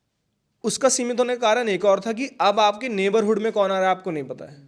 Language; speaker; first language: Hindi; native; Hindi